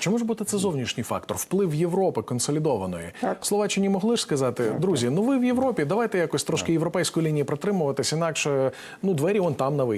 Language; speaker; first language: Ukrainian; native; Ukrainian